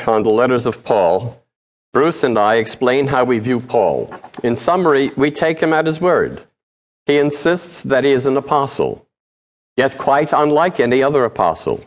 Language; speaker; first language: English; early bilingual, other home language; Polish